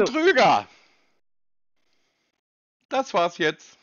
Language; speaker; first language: German; native; German